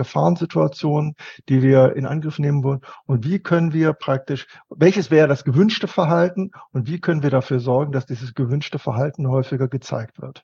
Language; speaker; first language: German; native; German